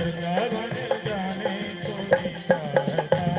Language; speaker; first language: Hindi; native; Hindi